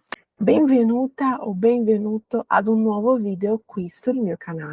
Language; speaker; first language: Italian; non-native, fluent; Portuguese